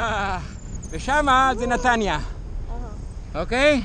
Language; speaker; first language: Hebrew; native; Hebrew